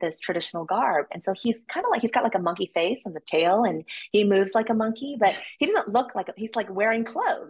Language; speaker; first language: English; native; English